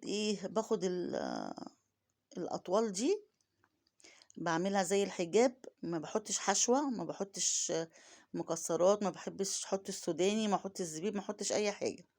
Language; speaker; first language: Arabic; native; Arabic